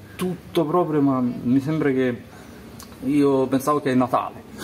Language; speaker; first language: Italian; non-native, learner; Ukrainian